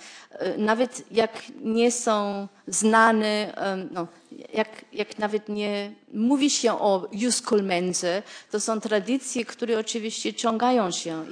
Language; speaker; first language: Polish; non-native, fluent; German